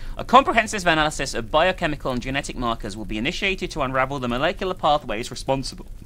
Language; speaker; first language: English; native; English